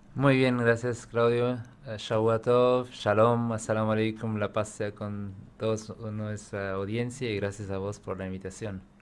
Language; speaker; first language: Spanish; non-native, fluent; Urdu